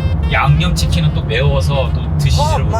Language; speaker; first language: Korean; native; Korean